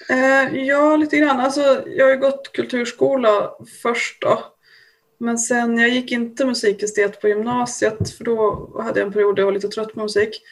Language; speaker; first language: Swedish; native; Swedish